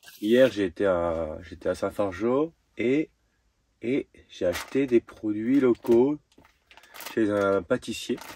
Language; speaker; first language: French; native; French